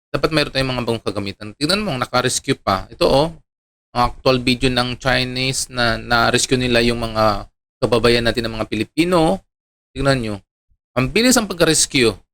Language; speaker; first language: Filipino; non-native, local second language; Iloko